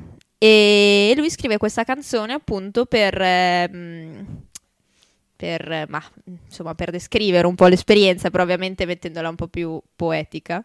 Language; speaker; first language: Italian; native; Italian